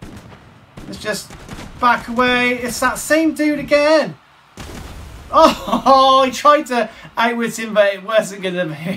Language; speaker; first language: English; native; English